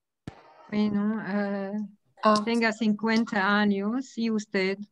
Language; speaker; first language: Spanish; non-native, learner; Arabic